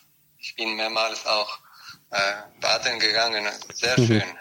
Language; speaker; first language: German; non-native, fluent; French